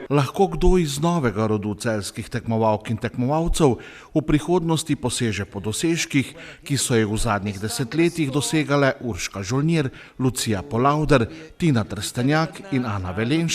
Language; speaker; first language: Slovenian; native; Slovenian